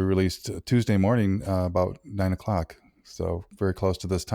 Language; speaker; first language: English; native; English